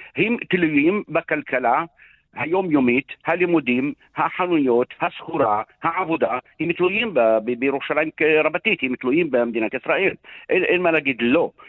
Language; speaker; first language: Hebrew; non-native, local second language; Arabic